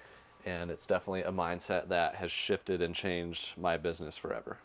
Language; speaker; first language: English; native; English